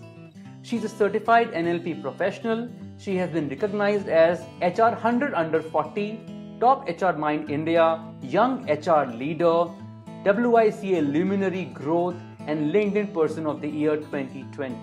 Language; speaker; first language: English; non-native, local second language; Hindi